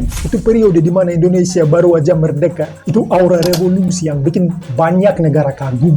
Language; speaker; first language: Indonesian; non-native, fluent; Russian